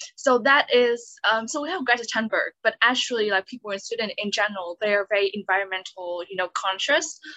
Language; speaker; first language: English; non-native, fluent; Vietnamese